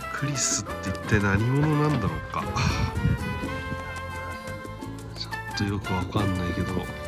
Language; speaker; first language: Japanese; native; Japanese